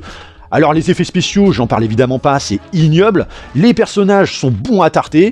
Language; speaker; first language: French; native; French